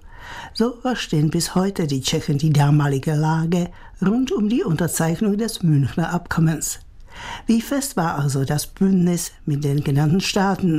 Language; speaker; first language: German; native; German